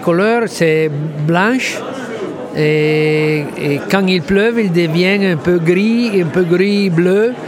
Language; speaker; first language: French; non-native, fluent; Italian